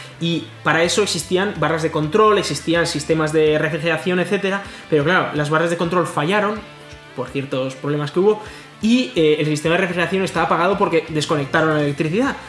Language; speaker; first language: Spanish; native; Spanish